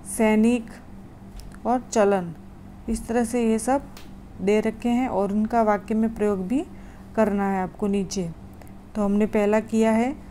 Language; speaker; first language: Hindi; non-native, local second language; Gujarati